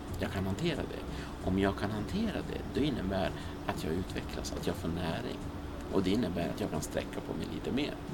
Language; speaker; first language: Swedish; early bilingual, other home language; Spanish